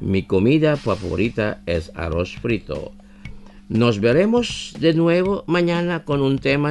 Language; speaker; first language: Spanish; non-native, fluent; Indonesian